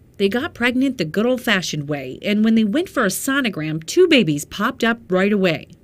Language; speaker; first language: English; native; English